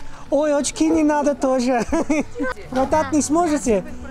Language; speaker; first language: Russian; non-native, learner; English